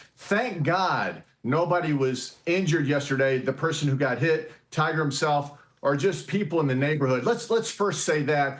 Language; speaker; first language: English; native; English